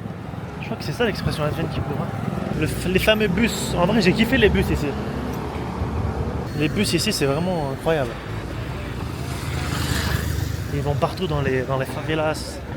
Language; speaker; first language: French; native; French